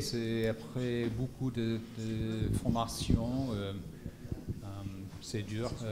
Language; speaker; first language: French; non-native, learner; English